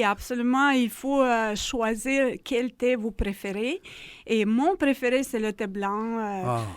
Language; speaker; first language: French; non-native, fluent; Russian